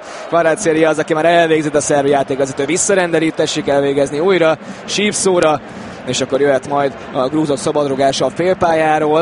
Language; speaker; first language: Hungarian; native; Hungarian